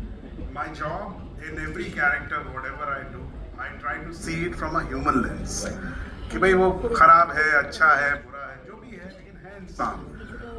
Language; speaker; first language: Hindi; native; Hindi